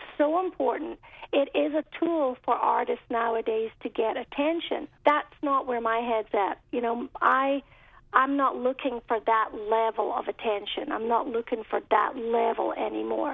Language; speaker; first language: English; native; English